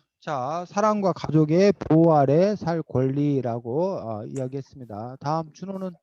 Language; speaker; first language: Korean; native; Korean